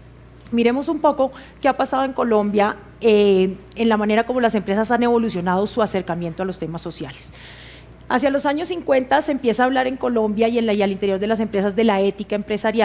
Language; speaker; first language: Spanish; native; Spanish